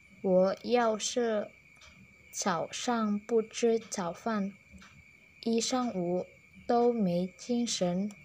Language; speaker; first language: Chinese; non-native, learner; Indonesian